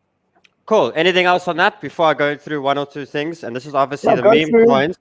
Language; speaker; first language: English; native; English